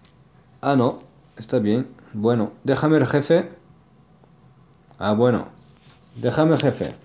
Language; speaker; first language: Spanish; non-native, learner; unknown